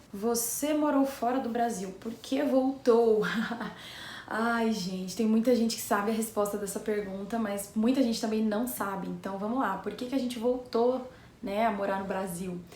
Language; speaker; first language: Portuguese; native; Portuguese